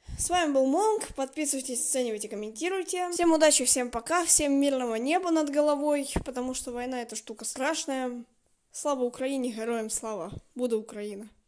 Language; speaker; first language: Russian; native; Russian